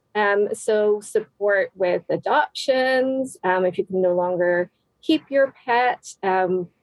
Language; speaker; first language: English; native; English